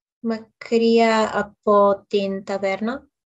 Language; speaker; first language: Greek; non-native, learner; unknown